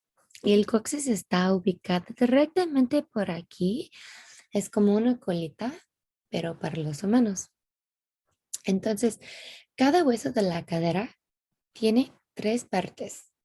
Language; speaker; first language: Spanish; non-native, fluent; English